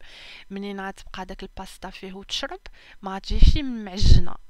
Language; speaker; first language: Arabic; native; Arabic